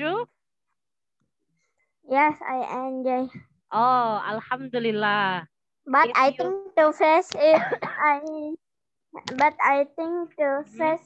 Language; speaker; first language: English; non-native, learner; Indonesian